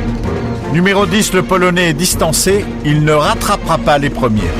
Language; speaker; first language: French; native; French